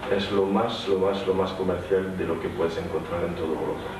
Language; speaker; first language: Spanish; non-native, fluent; French